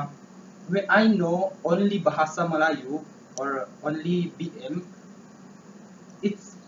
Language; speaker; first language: English; non-native, learner; Malay